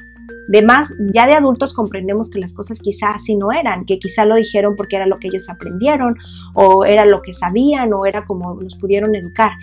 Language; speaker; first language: Spanish; native; Spanish